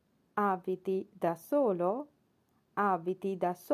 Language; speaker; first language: Italian; non-native, learner; Bangla